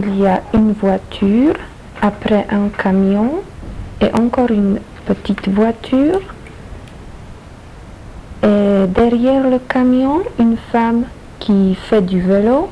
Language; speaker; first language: French; non-native, learner; Polish